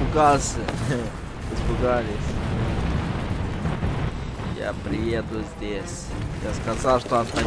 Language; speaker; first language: Russian; non-native, local second language; Romanian